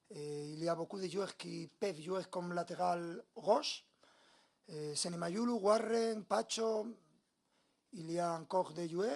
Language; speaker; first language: French; non-native, learner; Spanish